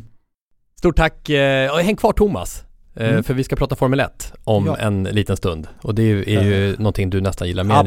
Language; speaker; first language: Swedish; native; Swedish